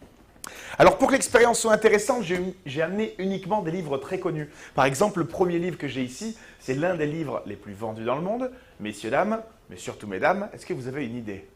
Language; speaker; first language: French; native; French